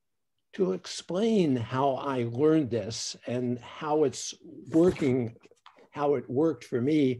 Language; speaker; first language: English; native; English